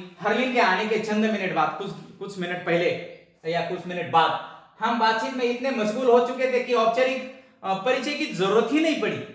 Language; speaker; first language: Hindi; non-native, local second language; Marathi